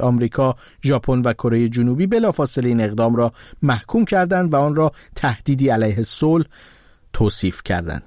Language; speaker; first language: Persian; native; Persian